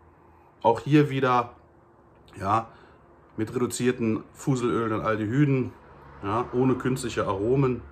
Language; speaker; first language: German; native; German